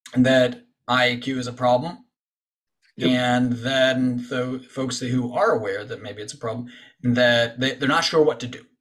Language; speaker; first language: English; native; English